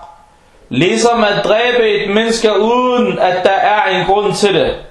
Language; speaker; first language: Danish; non-native, fluent; Arabic